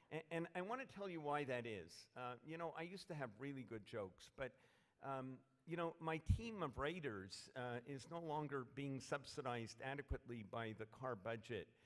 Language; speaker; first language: English; native; English